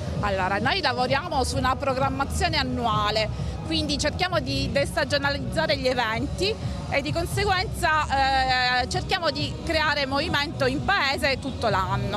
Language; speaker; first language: Italian; native; Italian